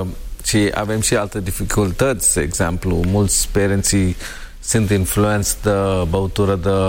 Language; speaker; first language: Romanian; non-native, learner; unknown